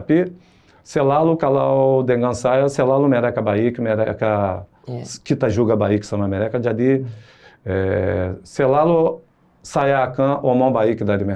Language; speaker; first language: Indonesian; non-native, fluent; Portuguese